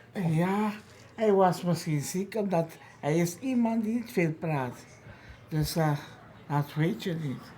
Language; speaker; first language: Dutch; non-native, local second language; Papiamento